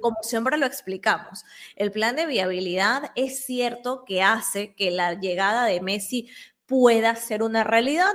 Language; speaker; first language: Spanish; native; Spanish